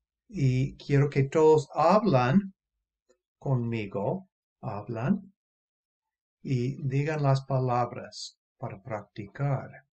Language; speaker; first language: Spanish; non-native, fluent; English